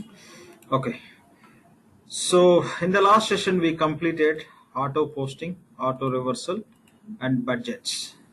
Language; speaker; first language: English; non-native, local second language; Telugu